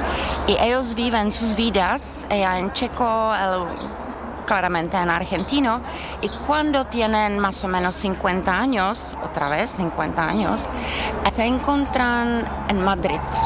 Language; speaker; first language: Spanish; non-native, fluent; Czech